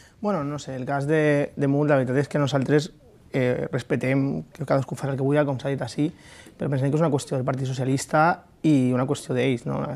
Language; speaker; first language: Catalan; native; Catalan